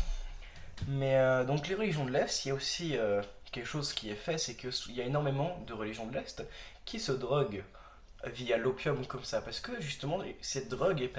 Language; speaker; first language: French; native; French